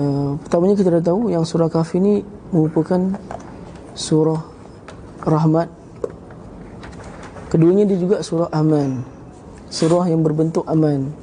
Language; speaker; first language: Malay; native; Malay